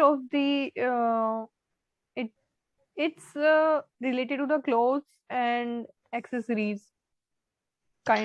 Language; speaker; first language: English; non-native, learner; Hindi